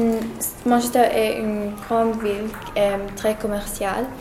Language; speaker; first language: French; non-native, learner; English